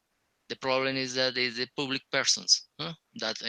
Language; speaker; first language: English; non-native, learner; Spanish